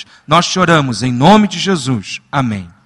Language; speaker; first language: Portuguese; native; Portuguese